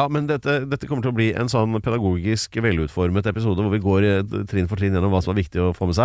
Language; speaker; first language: Norwegian; native; Norwegian